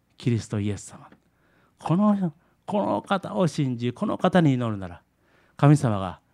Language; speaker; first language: Japanese; early bilingual, heritage; Japanese